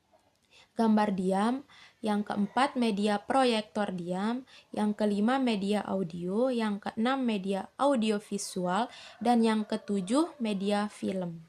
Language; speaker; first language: Indonesian; native; Indonesian